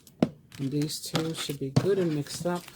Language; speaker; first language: English; native; English